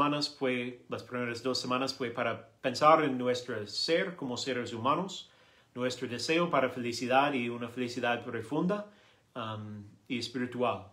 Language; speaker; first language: Spanish; non-native, learner; English